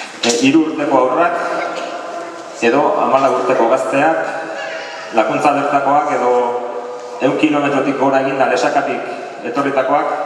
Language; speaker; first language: Basque; native; Basque